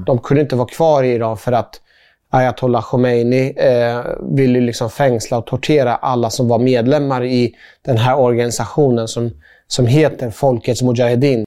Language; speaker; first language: Swedish; early bilingual, other home language; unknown